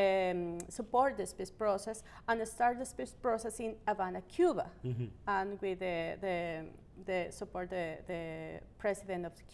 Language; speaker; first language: English; non-native, learner; Spanish